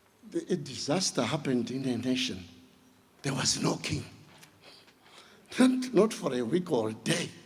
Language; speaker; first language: English; non-native, local second language; Shona